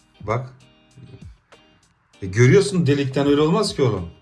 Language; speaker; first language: Turkish; early bilingual, heritage; Turkish